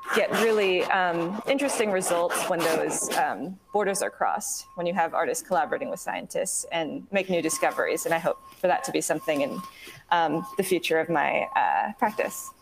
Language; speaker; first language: English; native; English